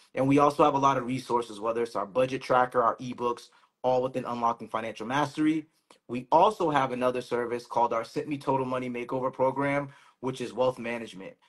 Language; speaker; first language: English; native; English